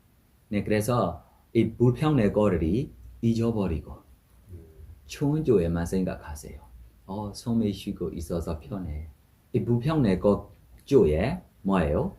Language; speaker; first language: Korean; non-native, fluent; Burmese